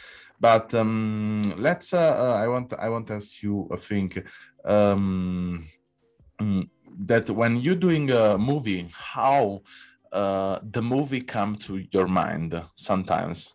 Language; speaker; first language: English; non-native, learner; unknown